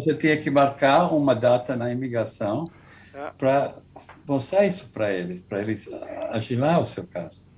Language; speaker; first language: Portuguese; non-native, fluent; English